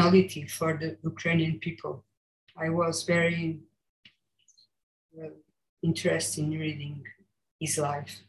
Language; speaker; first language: English; non-native, learner; Portuguese